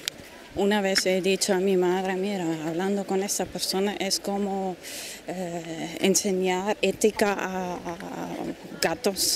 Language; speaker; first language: Spanish; non-native, fluent; German